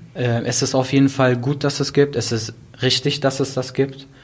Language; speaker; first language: German; native; German